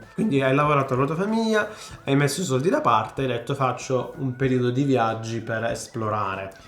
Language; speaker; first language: Italian; native; Italian